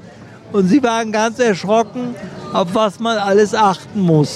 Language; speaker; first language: German; native; German